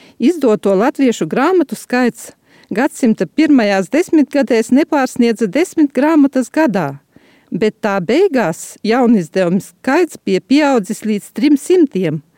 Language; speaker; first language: Latvian; native; Latvian